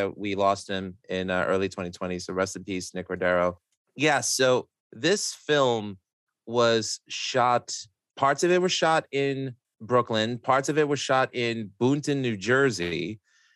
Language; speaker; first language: English; native; English